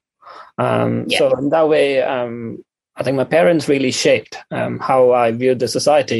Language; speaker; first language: English; non-native, local second language; Tamil